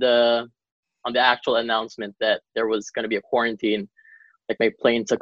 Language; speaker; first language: English; non-native, local second language; Cebuano